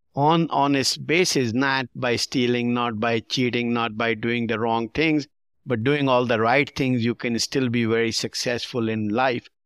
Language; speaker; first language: English; non-native, local second language; Urdu